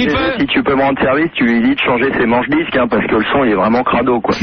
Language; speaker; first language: French; native; French